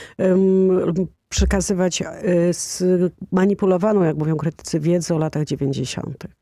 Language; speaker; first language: Polish; native; Polish